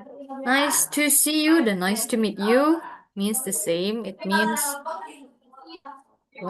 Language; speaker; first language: English; non-native, fluent; Indonesian